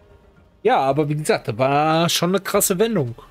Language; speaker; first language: German; native; German